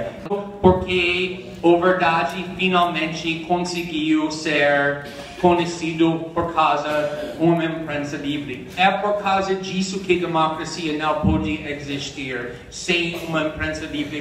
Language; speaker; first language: Portuguese; non-native, fluent; English